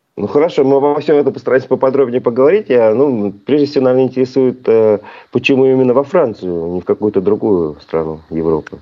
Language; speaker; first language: Russian; native; Russian